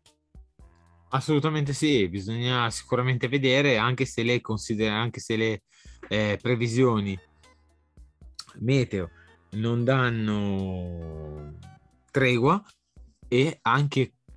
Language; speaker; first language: Italian; native; Italian